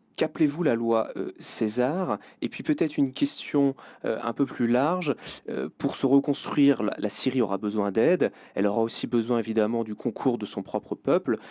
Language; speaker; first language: French; native; French